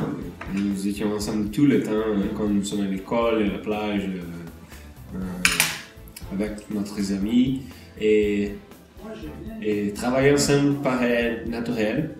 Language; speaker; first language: French; non-native, learner; Portuguese